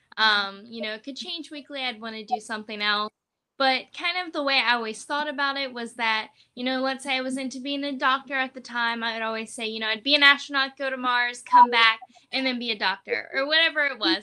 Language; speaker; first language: English; early bilingual, other home language; Spanish